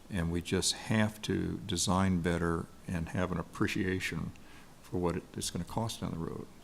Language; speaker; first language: English; native; English